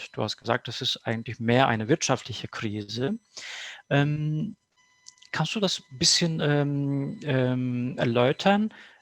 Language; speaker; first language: German; non-native, fluent; Kurdish